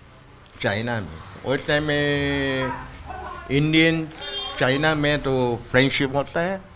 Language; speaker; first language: Hindi; non-native, local second language; Chinese